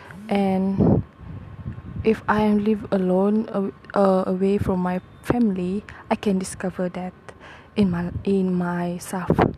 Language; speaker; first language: English; non-native, local second language; Malay